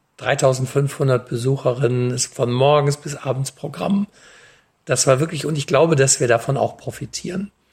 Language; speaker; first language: German; native; German